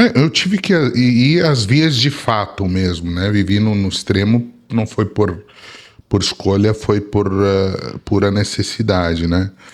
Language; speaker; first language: Portuguese; early bilingual, other home language; Arabic